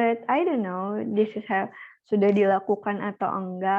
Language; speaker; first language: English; non-native, learner; Indonesian